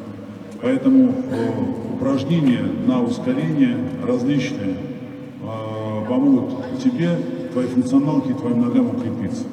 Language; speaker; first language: Russian; native; Russian